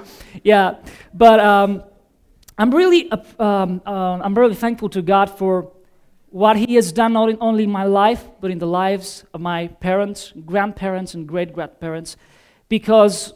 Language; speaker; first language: English; non-native, fluent; Bulgarian